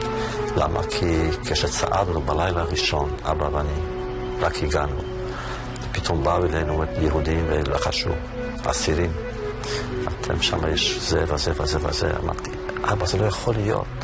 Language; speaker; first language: Hebrew; non-native, fluent; Yiddish